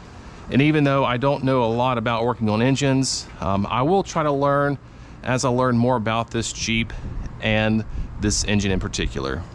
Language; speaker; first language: English; native; English